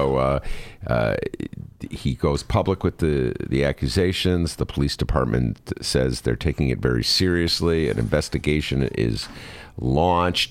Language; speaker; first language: English; native; English